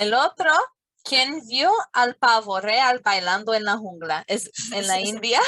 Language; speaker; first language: Spanish; non-native, fluent; English